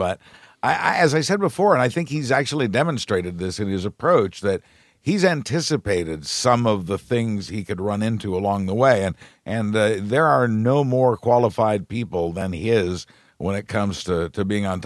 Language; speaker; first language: English; native; English